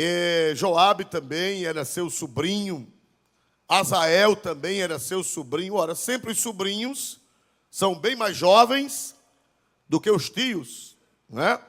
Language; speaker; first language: Portuguese; native; Portuguese